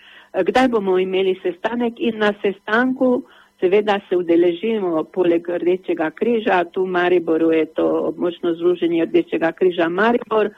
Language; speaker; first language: Slovenian; native; Slovenian